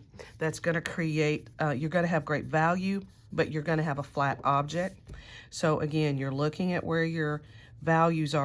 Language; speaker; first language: English; native; English